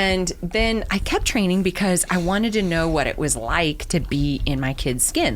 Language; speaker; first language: English; native; English